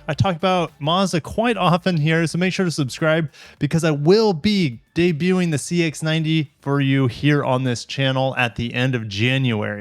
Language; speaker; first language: English; native; English